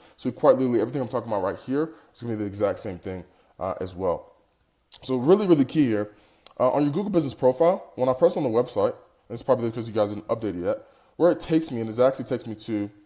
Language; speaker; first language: English; native; English